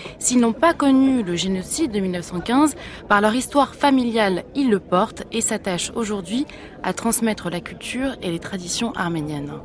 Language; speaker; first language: French; native; French